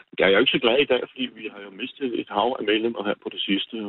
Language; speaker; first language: Danish; native; Danish